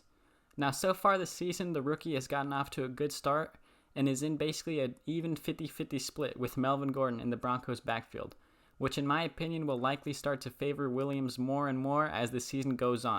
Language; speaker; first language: English; native; English